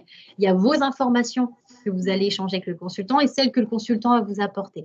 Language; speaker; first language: French; native; French